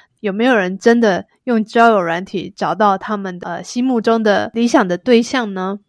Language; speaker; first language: Chinese; native; Chinese